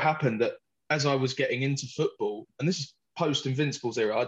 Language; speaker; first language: English; native; English